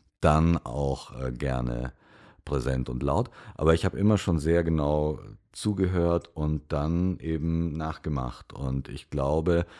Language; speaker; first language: German; early bilingual, other home language; Romanian